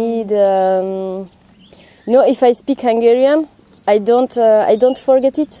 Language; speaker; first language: English; non-native, learner; Hungarian